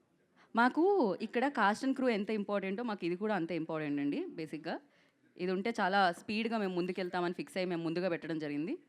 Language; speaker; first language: Telugu; native; Telugu